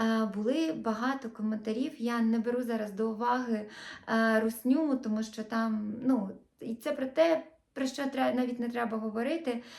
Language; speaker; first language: Ukrainian; non-native, local second language; Russian